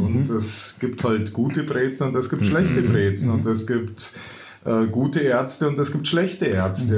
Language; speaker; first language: German; native; German